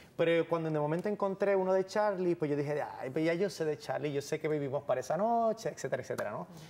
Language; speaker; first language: Spanish; native; Spanish